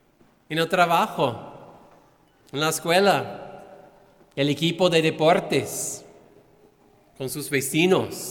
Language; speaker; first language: Spanish; non-native, fluent; English